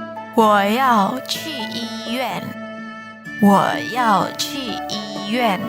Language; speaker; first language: Chinese; non-native, fluent; Indonesian